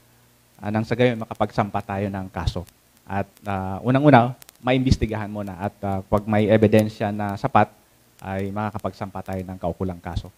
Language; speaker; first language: Filipino; native; Filipino